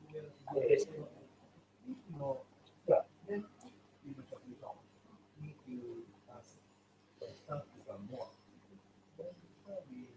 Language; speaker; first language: English; non-native, learner; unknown